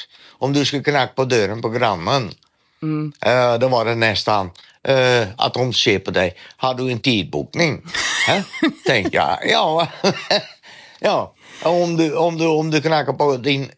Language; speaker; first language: Swedish; non-native, fluent; Dutch